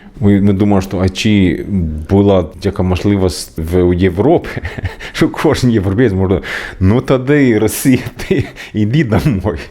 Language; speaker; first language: Ukrainian; non-native, learner; Swedish